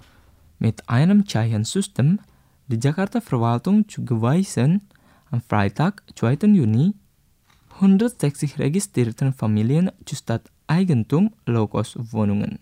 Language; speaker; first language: German; non-native, fluent; Indonesian